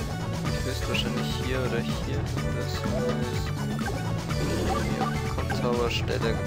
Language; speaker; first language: German; native; German